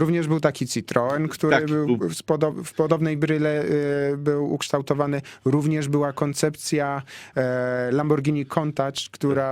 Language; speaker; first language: Polish; native; Polish